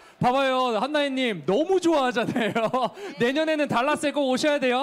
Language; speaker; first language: Korean; native; Korean